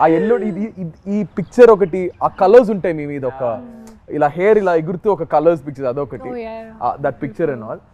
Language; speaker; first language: Telugu; native; Telugu